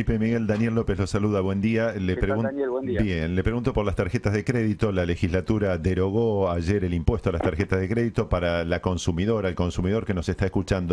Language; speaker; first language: Spanish; native; Spanish